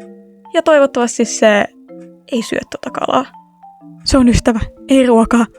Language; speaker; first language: Finnish; native; Finnish